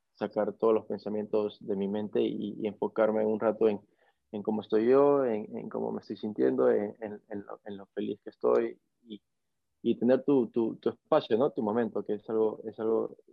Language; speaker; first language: Spanish; native; Spanish